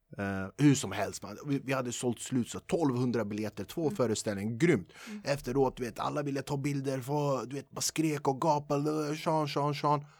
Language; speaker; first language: Swedish; early bilingual, other home language; Kurdish